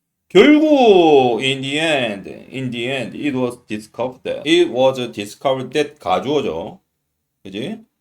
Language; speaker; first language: English; non-native, fluent; Korean